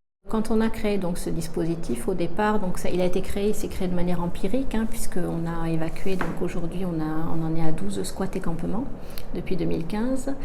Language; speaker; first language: French; native; French